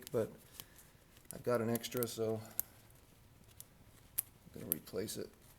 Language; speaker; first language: English; native; English